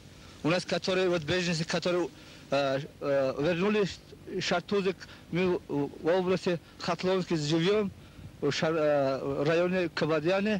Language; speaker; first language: Russian; non-native, local second language; Tajik